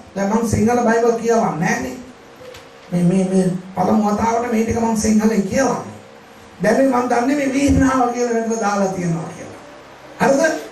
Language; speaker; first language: Sinhala; non-native, local second language; Tamil